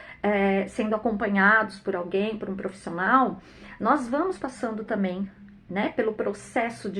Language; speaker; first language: Portuguese; native; Portuguese